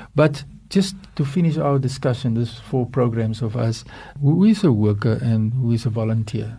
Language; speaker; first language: English; non-native, local second language; Afrikaans